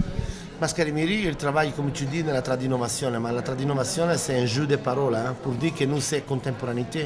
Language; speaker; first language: French; non-native, learner; Italian